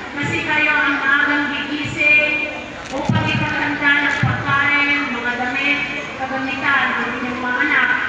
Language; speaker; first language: Filipino; native; Filipino